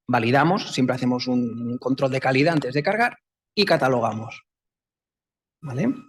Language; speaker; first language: Spanish; native; Spanish